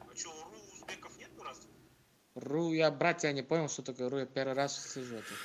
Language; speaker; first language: Russian; non-native, fluent; Uzbek